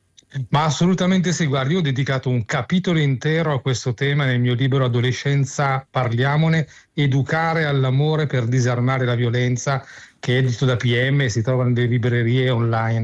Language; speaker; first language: Italian; native; Italian